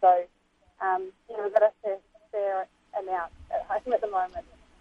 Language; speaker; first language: English; native; English